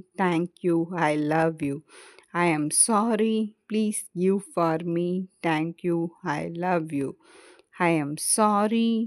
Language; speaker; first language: English; non-native, learner; Tamil